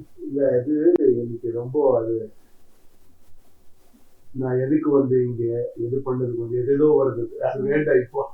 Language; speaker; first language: Tamil; non-native, learner; Kannada